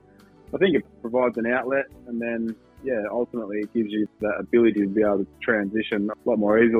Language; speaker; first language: English; native; English